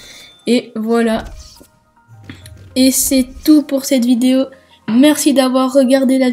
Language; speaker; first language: French; native; French